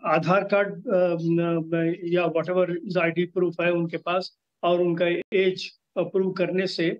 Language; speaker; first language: Hindi; non-native, local second language; Telugu